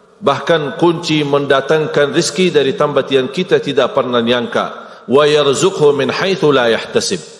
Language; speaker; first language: Malay; non-native, fluent; Arabic